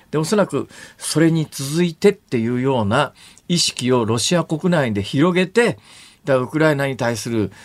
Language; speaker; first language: Japanese; native; Japanese